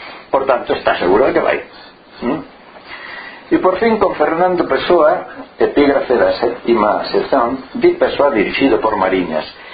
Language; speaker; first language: Spanish; native; Spanish